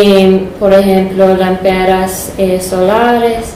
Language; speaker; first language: Spanish; non-native, fluent; English